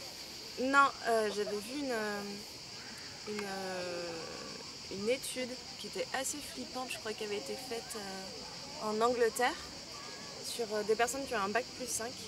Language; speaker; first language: French; native; French